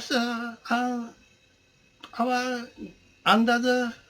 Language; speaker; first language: English; non-native, learner; Japanese